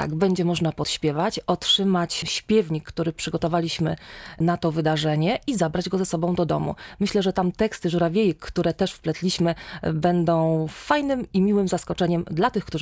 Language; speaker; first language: Polish; native; Polish